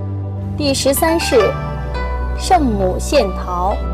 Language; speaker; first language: Chinese; native; Chinese